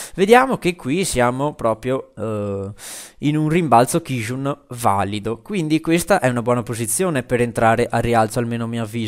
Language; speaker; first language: Italian; native; Italian